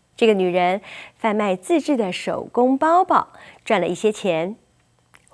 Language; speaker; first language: Chinese; native; Chinese